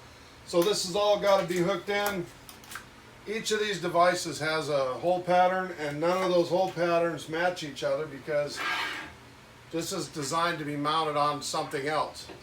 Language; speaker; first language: English; native; English